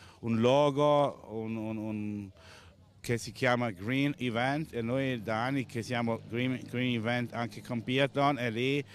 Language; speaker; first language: Italian; non-native, local second language; German